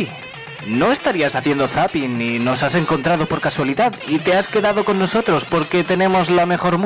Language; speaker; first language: Spanish; native; Spanish